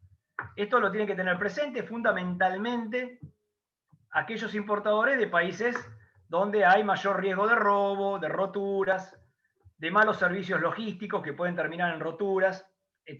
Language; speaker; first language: Spanish; native; Spanish